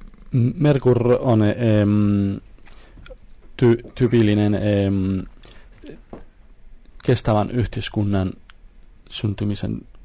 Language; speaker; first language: Finnish; non-native, fluent; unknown